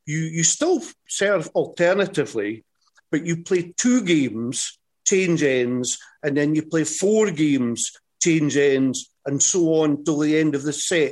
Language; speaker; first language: English; native; English